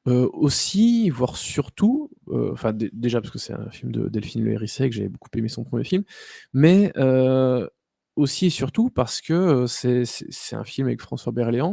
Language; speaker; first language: French; native; French